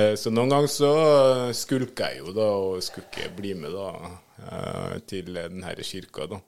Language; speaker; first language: Norwegian; early bilingual, other home language; Swahili